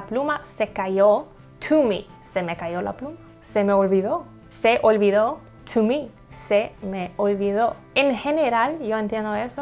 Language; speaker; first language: Spanish; non-native, learner; English